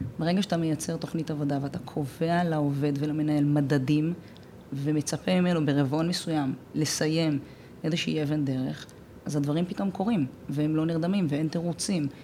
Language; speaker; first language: Hebrew; native; Hebrew